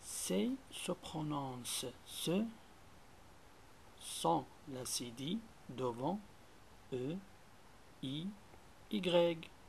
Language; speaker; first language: French; non-native, local second language; Arabic